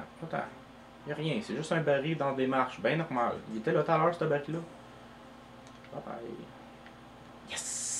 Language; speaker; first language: French; native; French